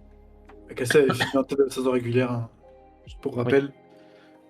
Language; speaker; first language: French; native; French